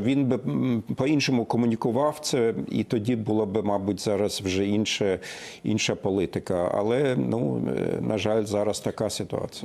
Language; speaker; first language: Ukrainian; non-native, fluent; German